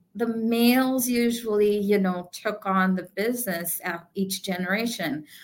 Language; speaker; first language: English; non-native, local second language; Gujarati